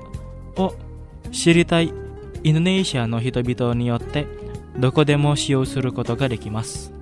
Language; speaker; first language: Japanese; non-native, fluent; Indonesian